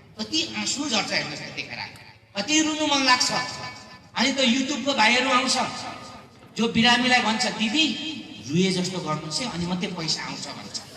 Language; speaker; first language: Nepali; non-native, local second language; Eastern Tamang